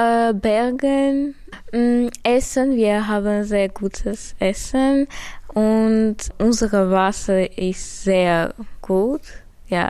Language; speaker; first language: German; non-native, learner; Armenian